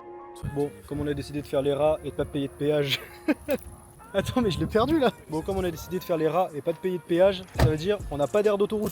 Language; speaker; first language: French; native; French